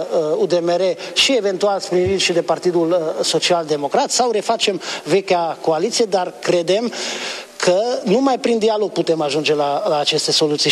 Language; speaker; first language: Romanian; non-native, local second language; Hungarian